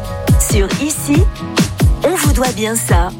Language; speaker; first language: French; native; French